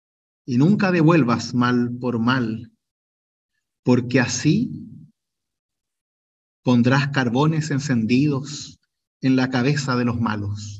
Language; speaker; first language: Spanish; native; Spanish